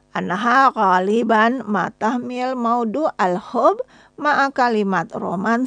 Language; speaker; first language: Arabic; non-native, fluent; Indonesian